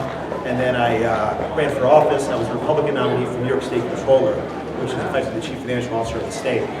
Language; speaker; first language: English; native; English